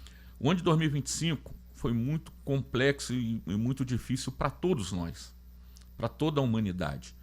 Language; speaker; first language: Portuguese; native; Portuguese